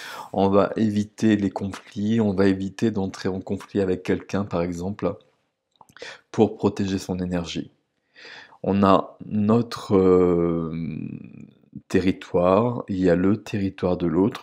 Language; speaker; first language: French; native; French